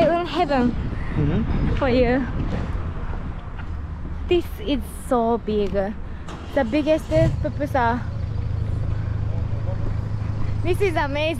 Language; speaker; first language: English; non-native, fluent; Japanese